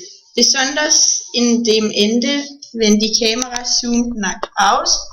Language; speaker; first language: German; non-native, learner; Danish